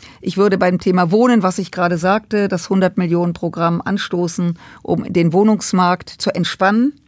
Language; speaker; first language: German; native; German